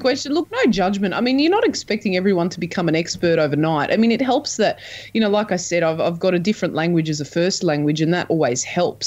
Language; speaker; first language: English; non-native, local second language; Croatian